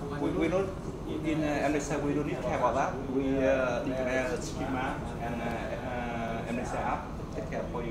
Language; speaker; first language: English; non-native, learner; Vietnamese